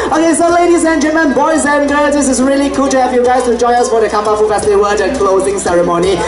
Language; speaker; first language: English; non-native, local second language; Chinese